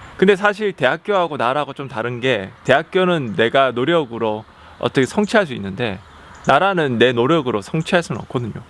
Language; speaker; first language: Korean; native; Korean